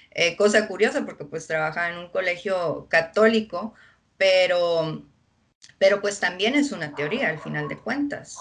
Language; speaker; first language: Spanish; early bilingual, heritage; Spanish